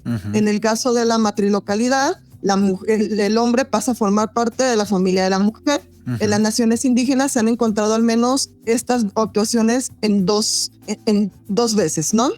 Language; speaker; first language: Spanish; native; Spanish